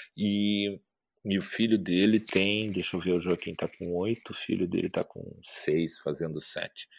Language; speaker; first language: Portuguese; native; Portuguese